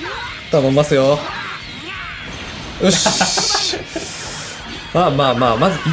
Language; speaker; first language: Japanese; native; Japanese